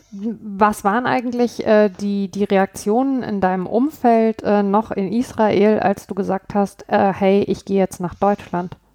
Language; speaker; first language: German; native; German